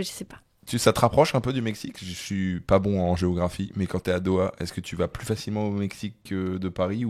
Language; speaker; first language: French; native; French